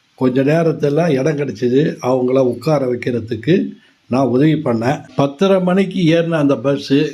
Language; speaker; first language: Tamil; native; Tamil